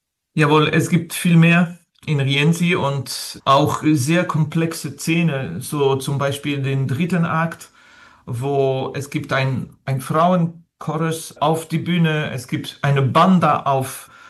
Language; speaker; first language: German; non-native, learner; French